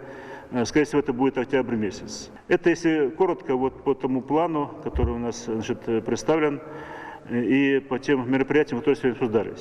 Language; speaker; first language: Russian; native; Russian